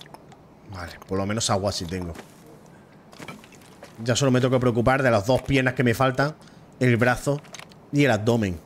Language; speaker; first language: Spanish; native; Spanish